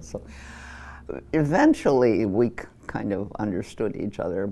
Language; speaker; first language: English; native; English